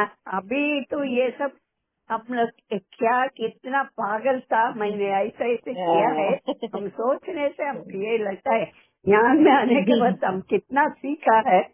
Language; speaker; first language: Hindi; non-native, local second language; Tamil